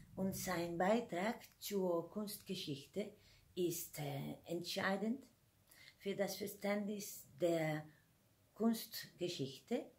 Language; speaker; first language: German; non-native, fluent; Spanish